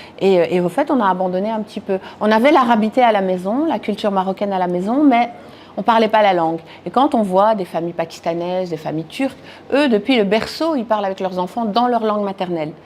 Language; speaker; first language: French; native; French